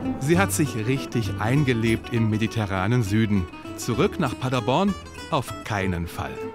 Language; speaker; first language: German; native; German